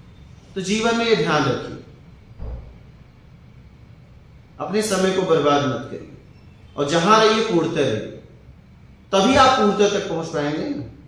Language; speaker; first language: Hindi; native; Hindi